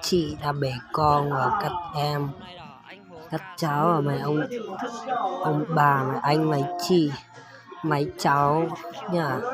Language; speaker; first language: Vietnamese; non-native, local second language; Hmong